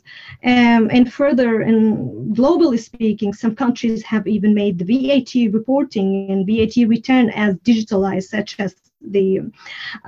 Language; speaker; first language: English; non-native, fluent; Arabic